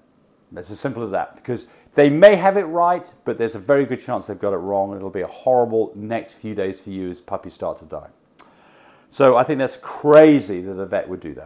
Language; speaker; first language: English; native; English